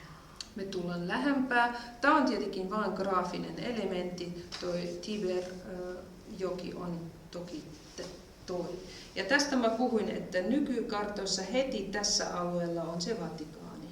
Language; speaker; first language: Finnish; non-native, fluent; German